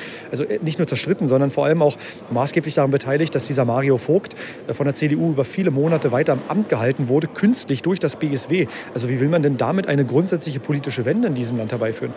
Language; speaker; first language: German; native; German